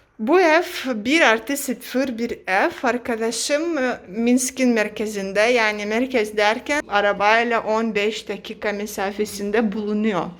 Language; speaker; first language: Turkish; non-native, fluent; Russian